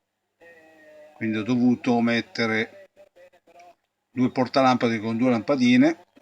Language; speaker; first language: Italian; native; Italian